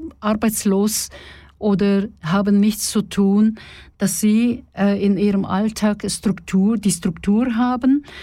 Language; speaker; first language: German; non-native, fluent; Russian